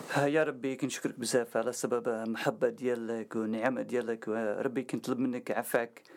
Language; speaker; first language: Arabic; non-native, fluent; English